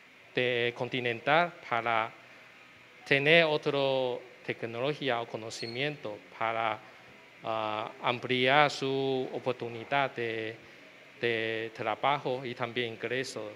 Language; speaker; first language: Spanish; non-native, learner; Chinese